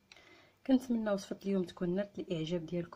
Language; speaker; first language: Arabic; native; Arabic